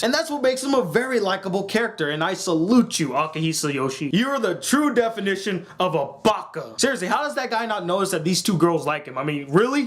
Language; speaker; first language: English; native; English